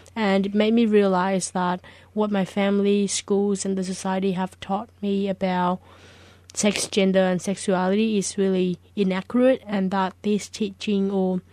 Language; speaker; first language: English; early bilingual, other home language; Vietnamese